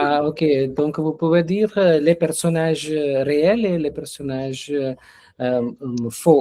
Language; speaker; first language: French; non-native, fluent; Hindi